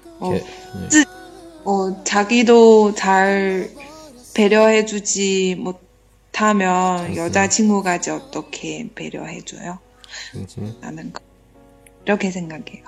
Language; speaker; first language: Korean; non-native, learner; Chinese